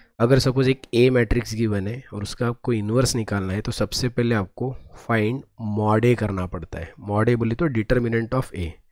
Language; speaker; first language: Hindi; non-native, local second language; Marathi